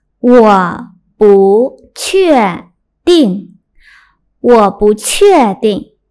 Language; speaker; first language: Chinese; non-native, fluent; Vietnamese